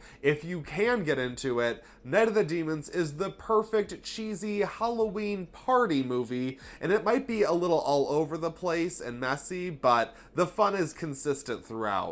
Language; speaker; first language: English; native; English